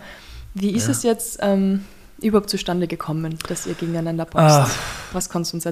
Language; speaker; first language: German; native; German